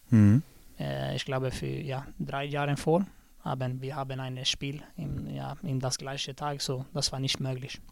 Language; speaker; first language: German; non-native, learner; Swedish